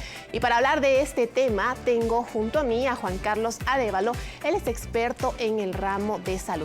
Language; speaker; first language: Spanish; native; Spanish